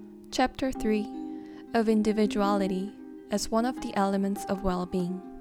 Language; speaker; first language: English; non-native, fluent; Korean